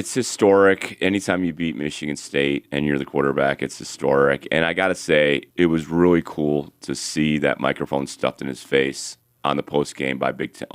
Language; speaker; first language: English; native; English